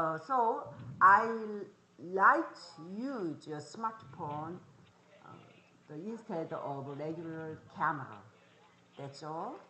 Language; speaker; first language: English; non-native, fluent; Korean